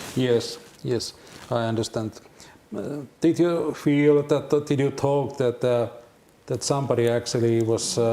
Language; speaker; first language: English; non-native, learner; Finnish